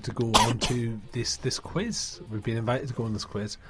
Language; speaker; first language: English; native; English